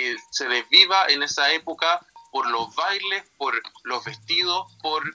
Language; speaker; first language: Spanish; native; Spanish